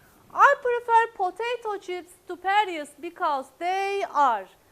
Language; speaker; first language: English; non-native, fluent; Turkish